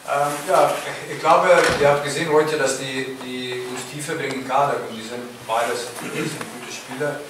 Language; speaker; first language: German; non-native, fluent; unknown